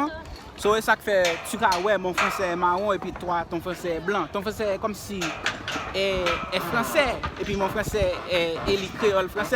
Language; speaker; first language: French; non-native, learner; Haitian Creole